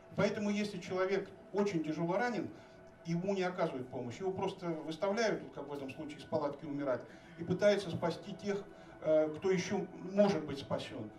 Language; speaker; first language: Russian; native; Russian